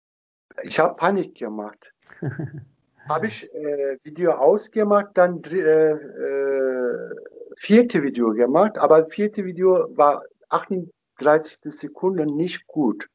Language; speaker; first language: German; non-native, learner; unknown